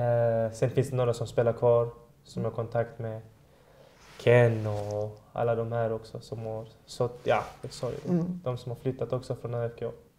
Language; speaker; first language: Swedish; early bilingual, other home language; Persian